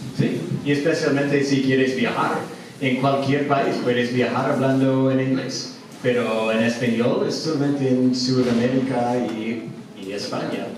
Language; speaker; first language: Spanish; non-native, learner; English